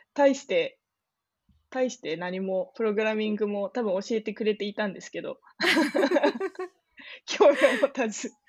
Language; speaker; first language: Japanese; native; Japanese